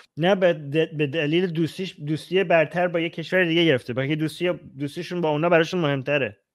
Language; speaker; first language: Persian; native; Persian